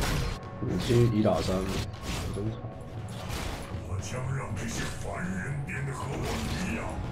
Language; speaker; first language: Chinese; native; Chinese